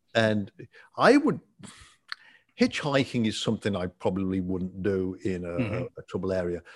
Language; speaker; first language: English; native; English